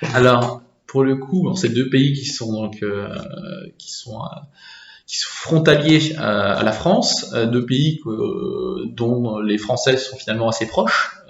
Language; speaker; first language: French; native; French